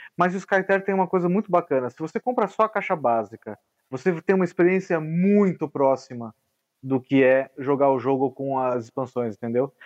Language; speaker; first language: Portuguese; native; Portuguese